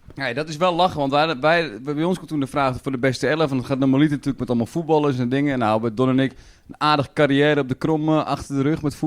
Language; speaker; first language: Dutch; native; Dutch